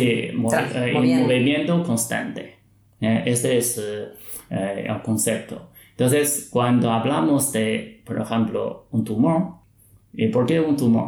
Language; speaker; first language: Spanish; non-native, fluent; Chinese